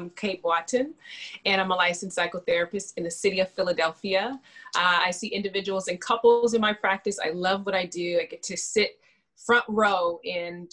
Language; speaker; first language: English; native; English